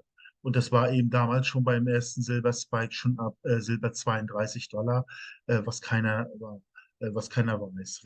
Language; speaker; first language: German; native; German